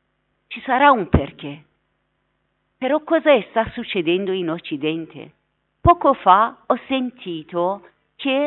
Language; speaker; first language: Italian; non-native, fluent; Persian